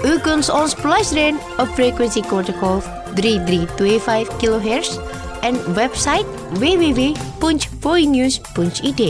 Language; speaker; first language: Dutch; non-native, fluent; Indonesian